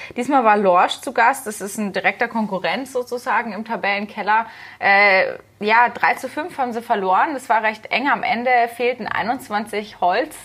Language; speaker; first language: German; native; German